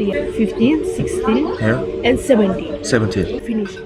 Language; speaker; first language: English; non-native, learner; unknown